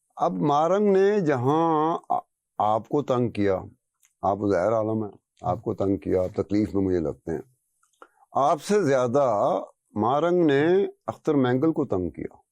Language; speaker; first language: Urdu; non-native, local second language; Brahui